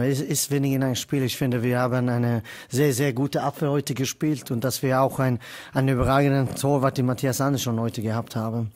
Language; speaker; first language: German; non-native, fluent; Swedish